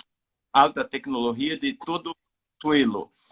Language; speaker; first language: Spanish; non-native, fluent; Portuguese